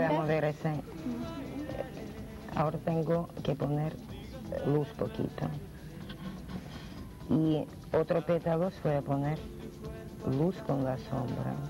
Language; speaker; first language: Spanish; non-native, learner; Russian